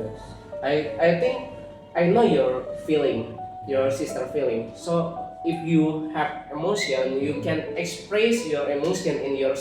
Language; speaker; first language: English; non-native, learner; Indonesian